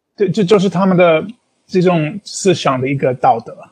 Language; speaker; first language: Chinese; non-native, fluent; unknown